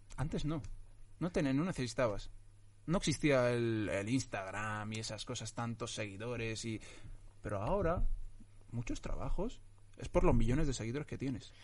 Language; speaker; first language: Spanish; early bilingual, other home language; Arabic